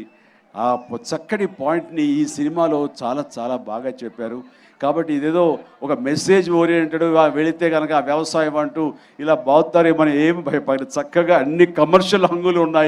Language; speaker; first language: Telugu; native; Telugu